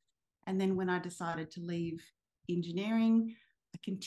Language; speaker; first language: English; native; English